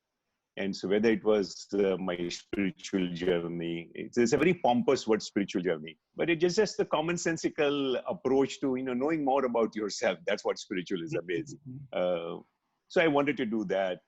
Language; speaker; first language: English; non-native, local second language; Hindi